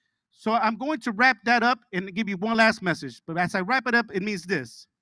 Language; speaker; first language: English; early bilingual, other home language; Spanish